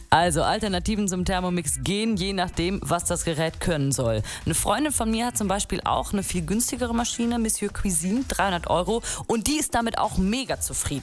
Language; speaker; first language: German; native; German